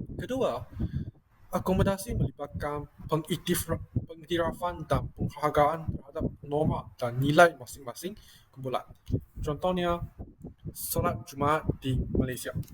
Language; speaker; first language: Malay; non-native, local second language; Chinese